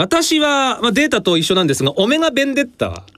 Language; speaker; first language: Japanese; native; Japanese